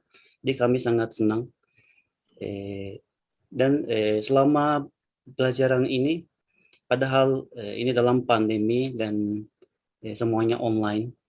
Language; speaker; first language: Indonesian; non-native, learner; Turkish